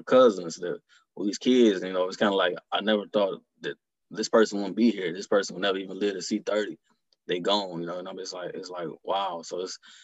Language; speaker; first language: English; native; English